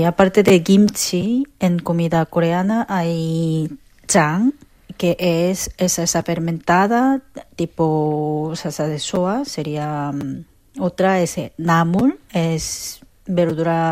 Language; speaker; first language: Spanish; non-native, fluent; Korean